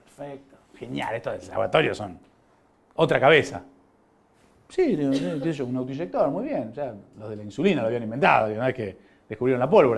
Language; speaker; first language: Spanish; native; Spanish